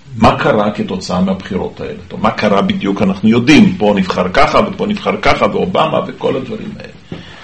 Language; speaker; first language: Hebrew; native; Hebrew